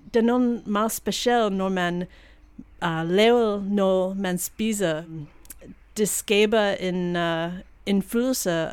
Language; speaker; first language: Danish; non-native, fluent; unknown